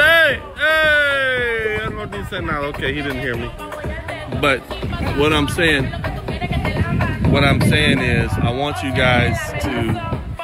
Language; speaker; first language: English; native; English